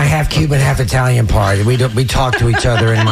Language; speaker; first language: English; native; English